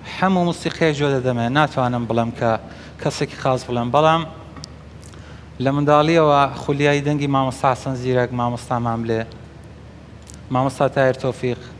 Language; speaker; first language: Central Kurdish; native; Central Kurdish